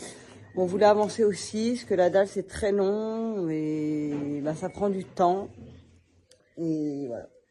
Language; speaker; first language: French; native; French